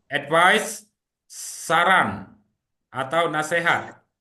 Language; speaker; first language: Indonesian; native; Indonesian